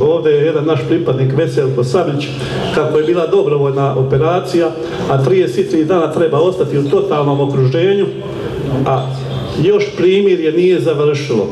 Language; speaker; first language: Croatian; native; Croatian